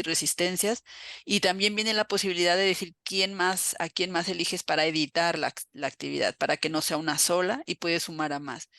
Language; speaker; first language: Spanish; native; Spanish